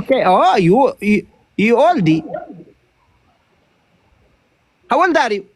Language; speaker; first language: English; non-native, learner; Tigrinya